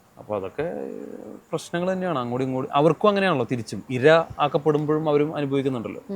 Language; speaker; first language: Malayalam; native; Malayalam